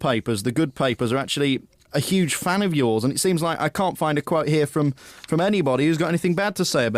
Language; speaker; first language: English; native; English